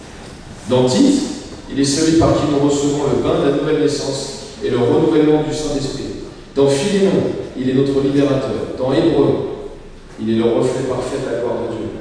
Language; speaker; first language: French; native; French